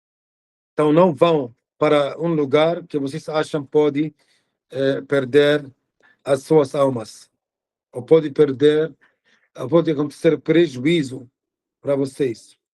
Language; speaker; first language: Portuguese; non-native, fluent; Arabic